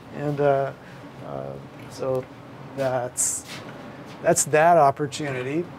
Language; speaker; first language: English; native; English